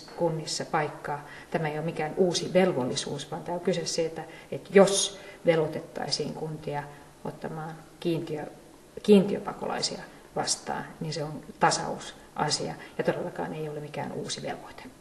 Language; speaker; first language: Finnish; non-native, local second language; Swedish